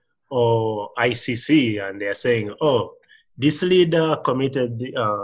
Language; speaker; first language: English; non-native, local second language; Ganda